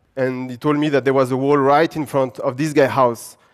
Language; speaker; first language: English; non-native, fluent; French